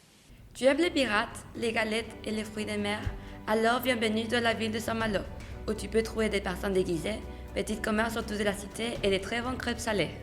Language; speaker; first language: French; non-native, learner; Spanish